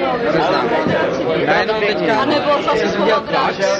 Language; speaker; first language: Czech; native; Czech